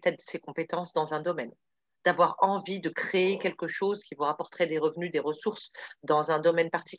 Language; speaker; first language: French; native; French